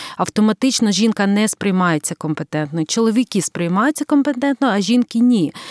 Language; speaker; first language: Ukrainian; native; Ukrainian